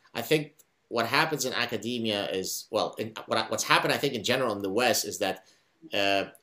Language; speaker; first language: English; non-native, fluent; Arabic